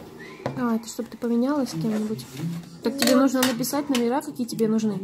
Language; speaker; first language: Russian; native; Russian